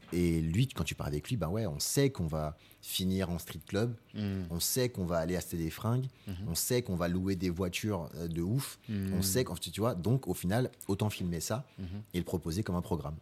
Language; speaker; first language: French; native; French